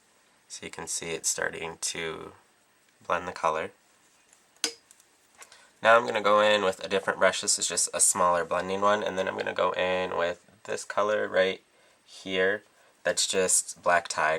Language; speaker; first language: English; native; English